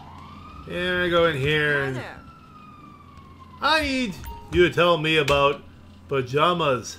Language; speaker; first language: English; native; English